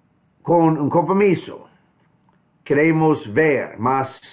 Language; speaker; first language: Spanish; non-native, fluent; English